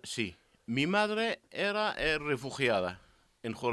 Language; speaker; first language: Spanish; non-native, learner; Arabic